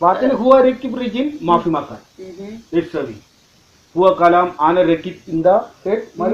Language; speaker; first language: Arabic; non-native, learner; Malayalam